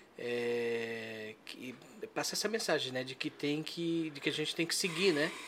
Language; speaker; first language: Portuguese; native; Portuguese